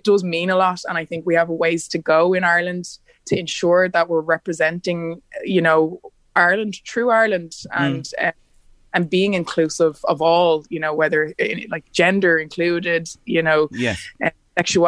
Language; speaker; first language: English; native; English